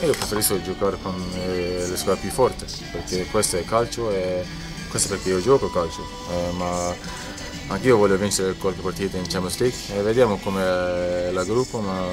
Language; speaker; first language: Italian; non-native, learner; Norwegian